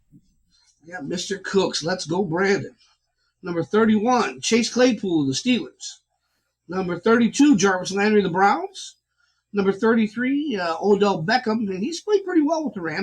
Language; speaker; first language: English; native; English